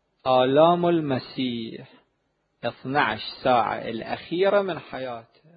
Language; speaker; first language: Arabic; native; Arabic